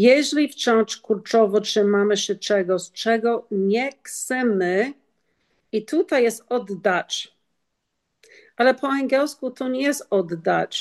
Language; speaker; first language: Polish; non-native, learner; English